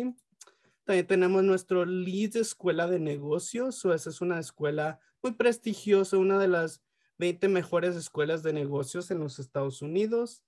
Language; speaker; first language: Spanish; early bilingual, heritage; Spanish